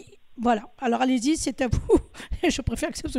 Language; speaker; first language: French; native; French